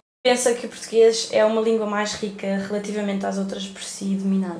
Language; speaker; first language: Portuguese; native; Portuguese